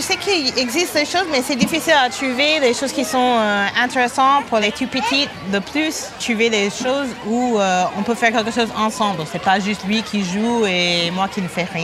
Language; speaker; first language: French; non-native, fluent; English